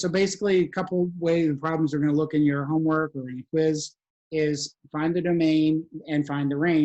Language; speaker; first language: English; native; English